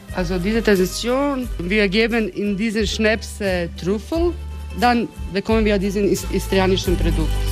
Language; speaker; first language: German; non-native, fluent; Croatian